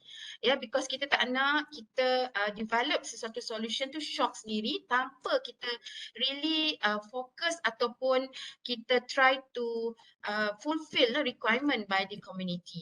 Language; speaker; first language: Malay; native; Malay